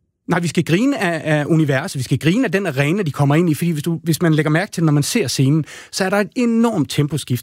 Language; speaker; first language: Danish; native; Danish